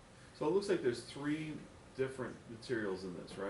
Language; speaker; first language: English; native; English